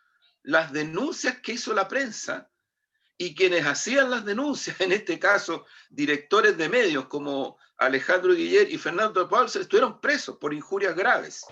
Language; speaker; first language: Spanish; native; Spanish